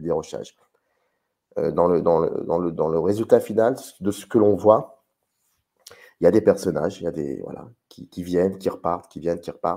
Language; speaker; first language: French; native; French